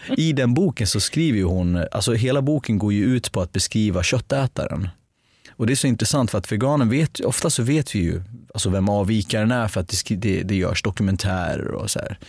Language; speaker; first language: Swedish; early bilingual, other home language; Armenian